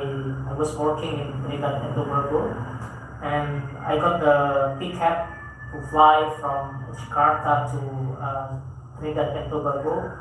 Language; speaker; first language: English; non-native, fluent; Indonesian